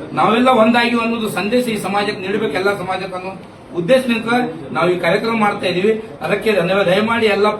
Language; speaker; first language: Kannada; non-native, local second language; Lambadi